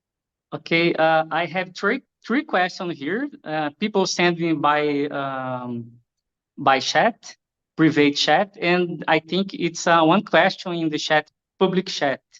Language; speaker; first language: English; non-native, learner; Portuguese